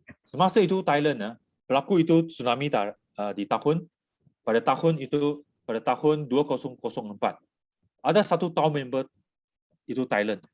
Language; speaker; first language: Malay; non-native, local second language; Chinese